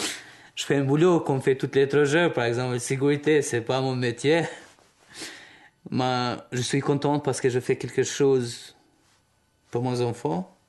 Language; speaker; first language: French; non-native, learner; Albanian